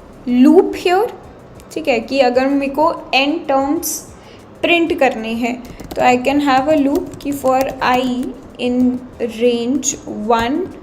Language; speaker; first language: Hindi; native; Hindi